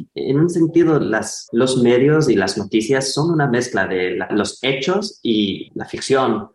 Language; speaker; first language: Spanish; non-native, fluent; English